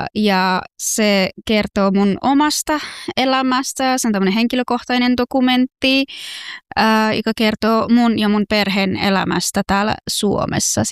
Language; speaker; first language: Finnish; non-native, fluent; Persian